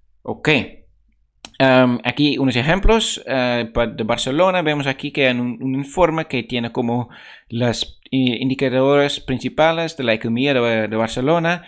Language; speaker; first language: Spanish; non-native, fluent; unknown